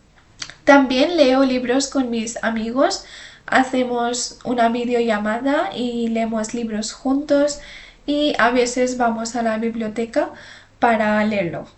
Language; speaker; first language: Spanish; non-native, fluent; Urdu